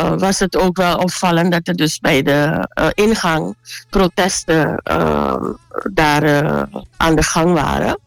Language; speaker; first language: Dutch; native; Dutch